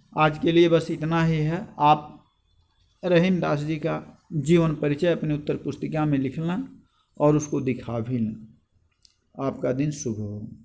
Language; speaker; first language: Hindi; native; Hindi